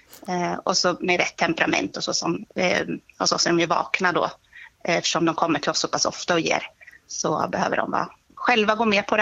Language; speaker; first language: Swedish; native; Swedish